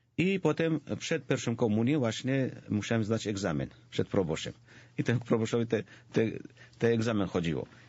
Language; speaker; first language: Polish; non-native, fluent; Georgian